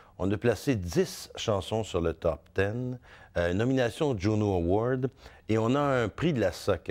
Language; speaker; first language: French; native; French